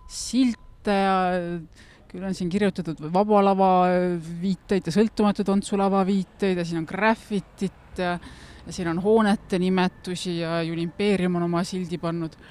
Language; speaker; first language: Estonian; native; Estonian